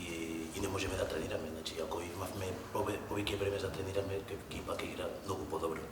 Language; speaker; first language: Macedonian; non-native, fluent; Spanish